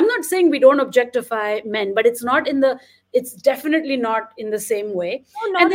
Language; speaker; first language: English; non-native, local second language; Marathi